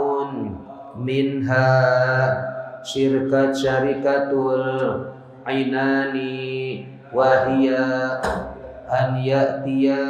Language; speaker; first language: Arabic; non-native, fluent; Indonesian